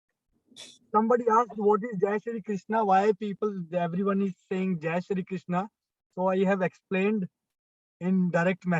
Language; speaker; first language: English; non-native, local second language; Hindi